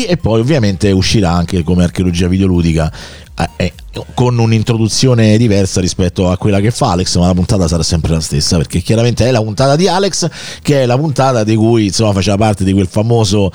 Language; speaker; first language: Italian; native; Italian